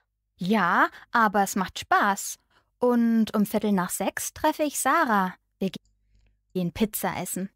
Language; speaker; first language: German; non-native, learner; Bangla